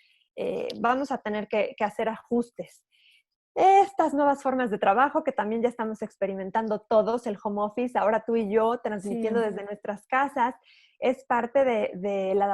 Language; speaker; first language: Spanish; native; Spanish